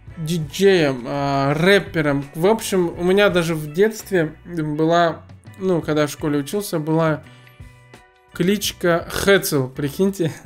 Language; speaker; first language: Russian; early bilingual, other home language; Azerbaijani